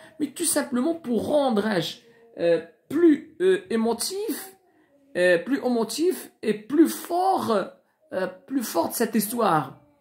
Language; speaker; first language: French; non-native, local second language; Arabic